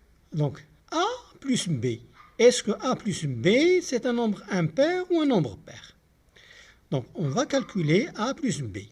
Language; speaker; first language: French; non-native, local second language; Arabic